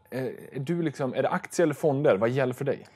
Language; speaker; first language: Swedish; native; Swedish